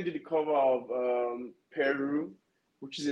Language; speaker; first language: English; non-native, local second language; Yoruba